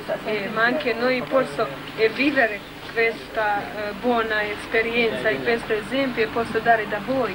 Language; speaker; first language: Italian; non-native, learner; Croatian